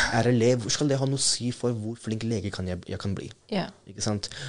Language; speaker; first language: Norwegian; non-native, fluent; Urdu